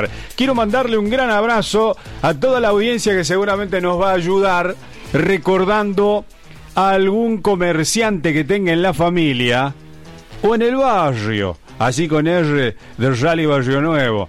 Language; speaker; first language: Spanish; native; Spanish